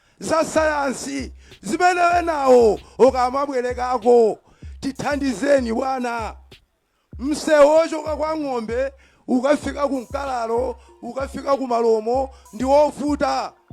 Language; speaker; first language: Nyanja; native; Nyanja